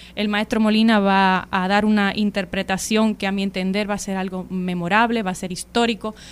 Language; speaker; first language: Spanish; native; Spanish